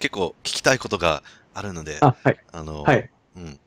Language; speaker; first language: Japanese; non-native, learner; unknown